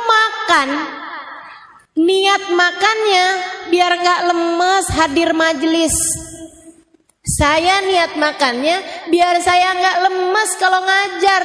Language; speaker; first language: Indonesian; native; Indonesian